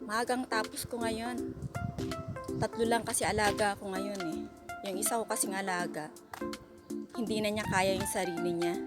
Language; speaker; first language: Filipino; native; Filipino